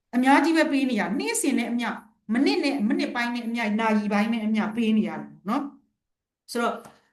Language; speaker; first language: Burmese; non-native, local second language; Shwe Palaung